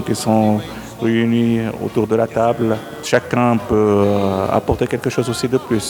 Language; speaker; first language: French; non-native, fluent; Arabic